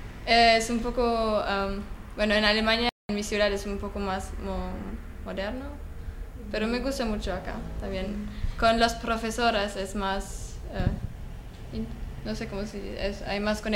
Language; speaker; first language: Spanish; non-native, learner; German